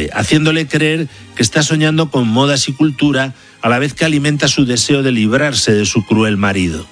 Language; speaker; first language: Spanish; native; Spanish